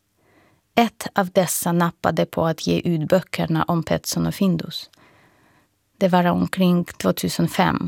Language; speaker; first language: Swedish; non-native, fluent; Russian